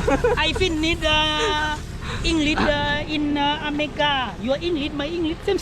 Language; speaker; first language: English; non-native, learner; Hmong